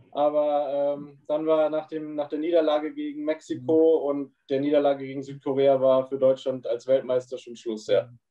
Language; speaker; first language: German; native; German